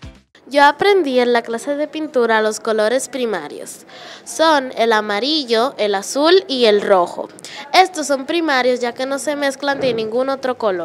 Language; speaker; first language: Spanish; native; Spanish